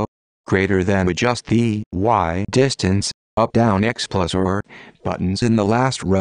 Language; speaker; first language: English; non-native, fluent; Greek